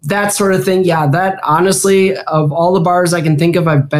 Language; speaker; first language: English; native; English